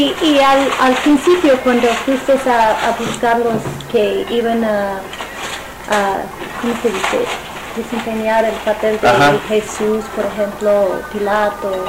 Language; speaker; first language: Spanish; non-native, fluent; English